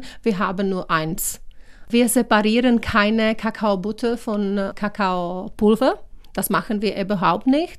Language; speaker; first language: German; non-native, learner; Czech